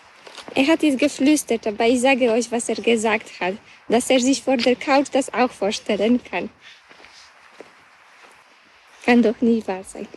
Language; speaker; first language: German; non-native, fluent; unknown